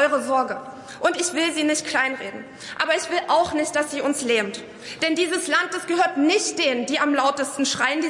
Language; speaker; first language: German; early bilingual, other home language; Arabic